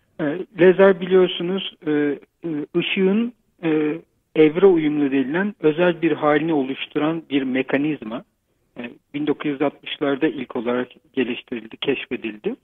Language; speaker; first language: Turkish; native; Turkish